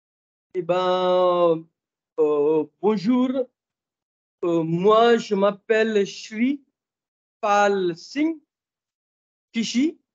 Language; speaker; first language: French; non-native, fluent; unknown